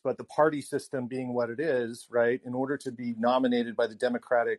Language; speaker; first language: English; native; English